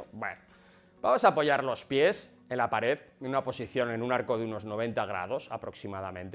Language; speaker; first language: Spanish; native; Spanish